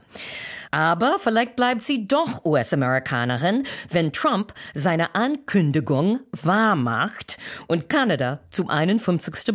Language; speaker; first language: German; non-native, fluent; English